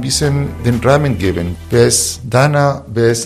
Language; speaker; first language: German; non-native, fluent; Spanish